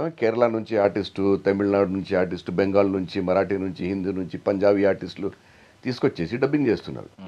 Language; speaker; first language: Telugu; non-native, local second language; Hindi